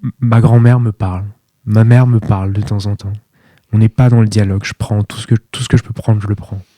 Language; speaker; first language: French; native; French